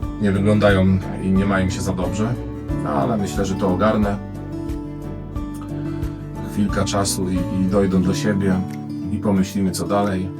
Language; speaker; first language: Polish; native; Polish